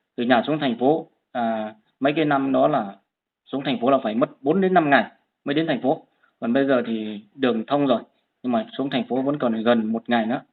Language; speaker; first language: Vietnamese; non-native, local second language; Hmong